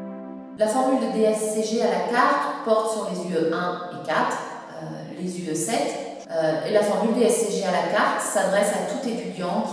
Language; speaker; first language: French; native; French